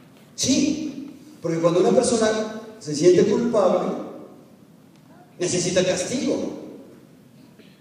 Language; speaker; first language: Spanish; native; Spanish